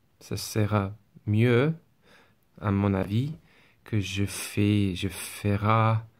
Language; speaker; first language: French; non-native, learner; English